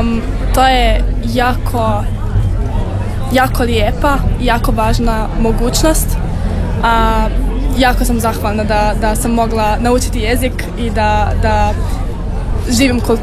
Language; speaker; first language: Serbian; non-native, fluent; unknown